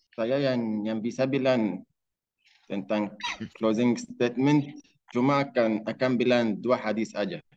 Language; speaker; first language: Indonesian; non-native, learner; Arabic